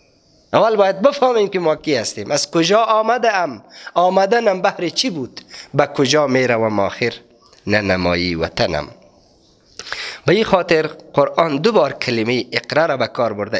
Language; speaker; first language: Persian; native; Persian